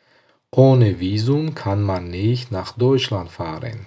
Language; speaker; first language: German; non-native, learner; Tajik